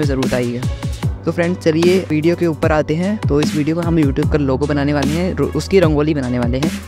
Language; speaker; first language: Hindi; native; Hindi